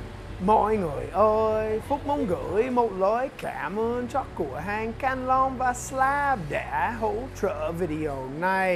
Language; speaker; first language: Vietnamese; early bilingual, heritage; English